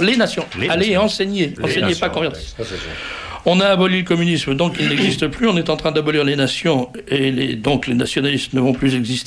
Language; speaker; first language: French; native; French